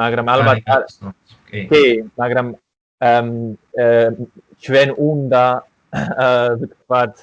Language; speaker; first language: Georgian; non-native, learner; English